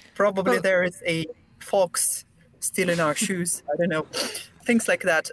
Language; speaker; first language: English; non-native, fluent; Russian